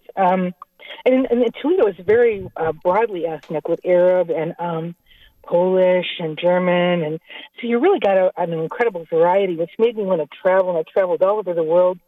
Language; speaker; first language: English; native; English